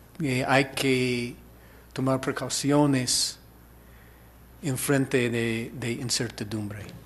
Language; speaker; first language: Spanish; non-native, fluent; English